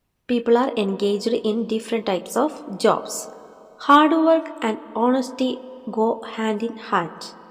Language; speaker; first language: English; non-native, local second language; Malayalam